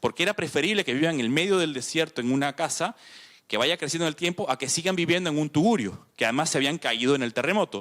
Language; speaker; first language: Spanish; native; Spanish